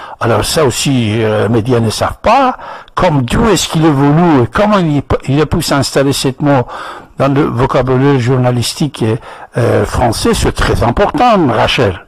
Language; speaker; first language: French; non-native, fluent; Persian